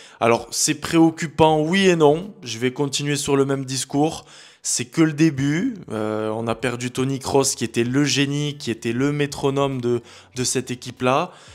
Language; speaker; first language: French; native; French